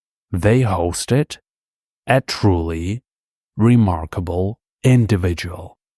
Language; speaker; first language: English; non-native, fluent; Ukrainian